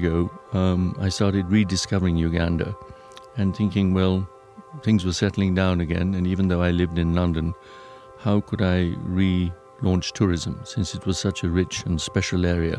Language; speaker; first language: English; non-native, local second language; Punjabi